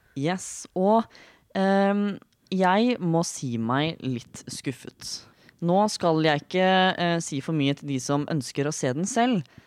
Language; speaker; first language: Norwegian; native; Norwegian